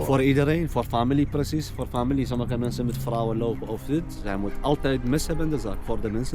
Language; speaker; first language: Dutch; non-native, learner; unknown